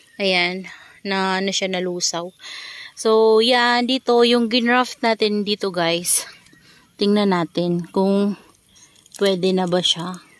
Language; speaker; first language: Filipino; native; Filipino